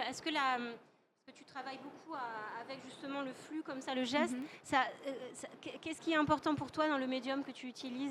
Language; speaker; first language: French; native; French